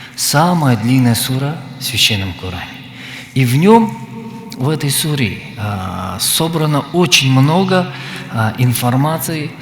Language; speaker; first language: Russian; non-native, local second language; Kazakh